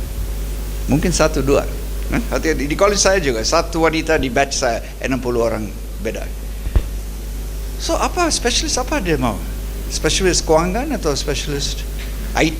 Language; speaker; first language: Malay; non-native, learner; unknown